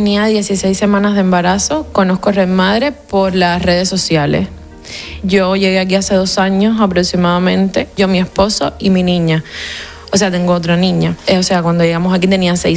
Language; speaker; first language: Spanish; native; Spanish